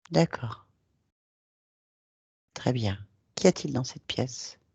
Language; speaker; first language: French; native; French